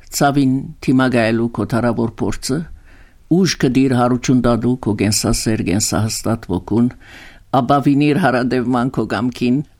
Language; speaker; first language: Armenian; early bilingual, heritage; Armenian